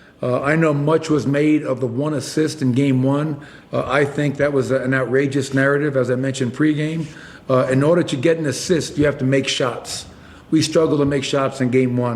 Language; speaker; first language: English; native; English